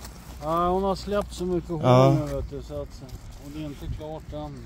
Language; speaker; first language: Swedish; non-native, learner; Turkish